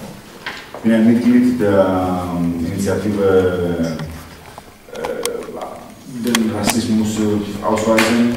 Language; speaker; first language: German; non-native, fluent; Greek